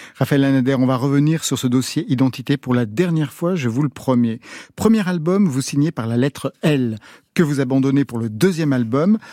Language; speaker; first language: French; native; French